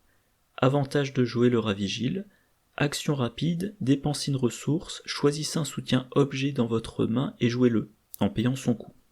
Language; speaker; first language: French; native; French